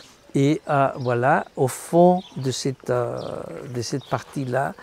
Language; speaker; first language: French; non-native, fluent; Spanish